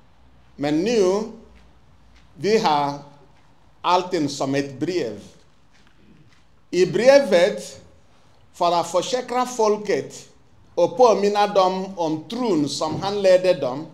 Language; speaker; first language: Swedish; non-native, fluent; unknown